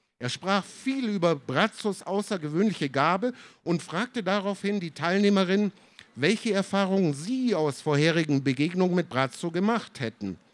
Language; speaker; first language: German; early bilingual, other home language; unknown